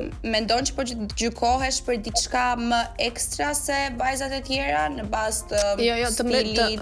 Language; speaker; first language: Albanian; native; Albanian